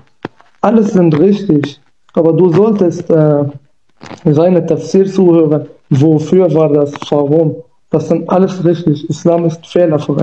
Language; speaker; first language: German; non-native, learner; Kurdish